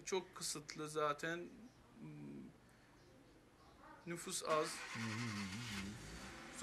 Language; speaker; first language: Turkish; non-native, fluent; Armenian